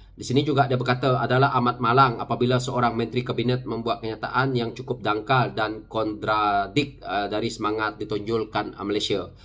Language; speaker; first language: Malay; non-native, local second language; Iban